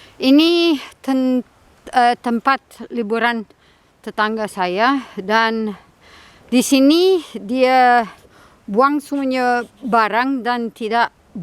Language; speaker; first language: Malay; non-native, fluent; Dutch